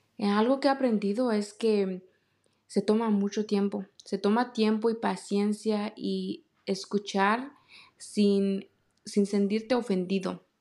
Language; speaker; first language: Spanish; native; Spanish